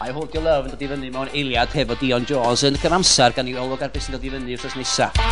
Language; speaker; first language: Welsh; native; Welsh